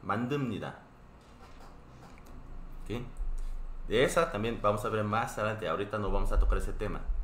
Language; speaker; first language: Spanish; non-native, fluent; Korean